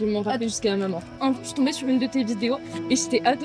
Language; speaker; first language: French; native; French